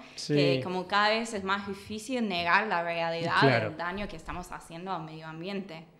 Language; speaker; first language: Spanish; non-native, fluent; English